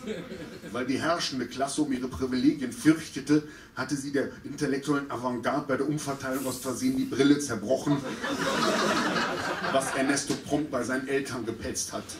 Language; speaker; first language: German; native; German